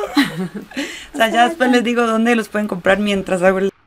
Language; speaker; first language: Spanish; native; Spanish